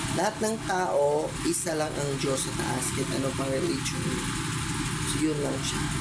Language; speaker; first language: Filipino; non-native, local second language; Cebuano